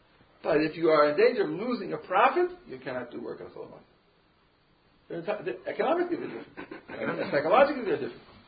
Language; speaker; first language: English; native; English